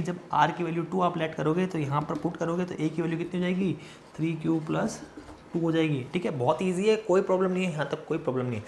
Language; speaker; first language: Hindi; native; Hindi